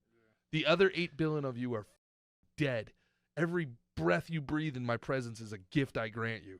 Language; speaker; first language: English; native; English